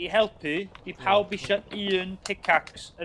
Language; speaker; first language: Welsh; native; Welsh